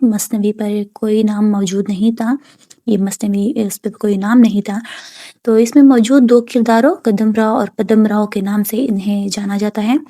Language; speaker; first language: Urdu; native; Urdu